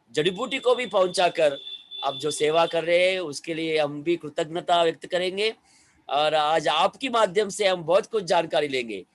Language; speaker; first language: Hindi; non-native, local second language; Telugu